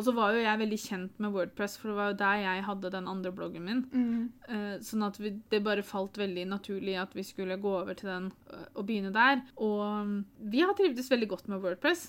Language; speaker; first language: Norwegian; native; Norwegian